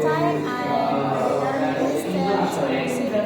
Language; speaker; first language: English; non-native, learner; Indonesian